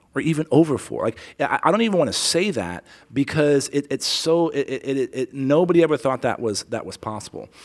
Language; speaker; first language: English; native; English